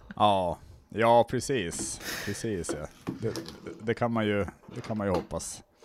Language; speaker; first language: Swedish; native; Swedish